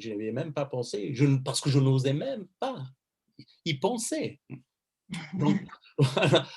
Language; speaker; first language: French; non-native, fluent; Persian